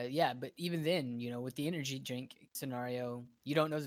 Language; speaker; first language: English; native; English